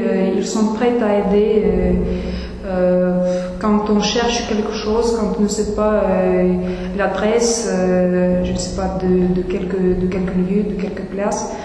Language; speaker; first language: French; non-native, fluent; Russian